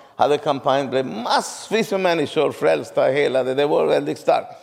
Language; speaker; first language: Swedish; non-native, fluent; Urdu